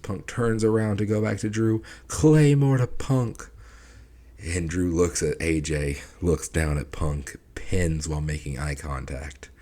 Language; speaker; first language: English; native; English